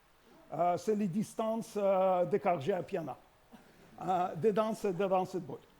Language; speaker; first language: French; non-native, learner; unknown